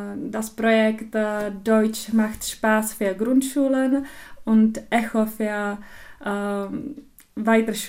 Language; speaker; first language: German; non-native, local second language; Czech